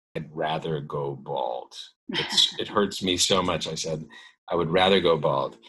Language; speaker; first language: English; native; English